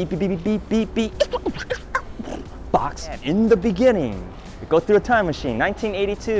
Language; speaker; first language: English; native; English